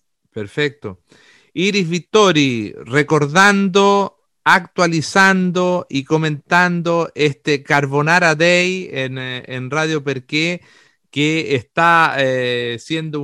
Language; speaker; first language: Spanish; native; Spanish